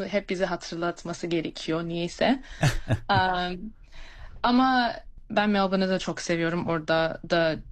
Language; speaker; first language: Turkish; early bilingual, heritage; Turkish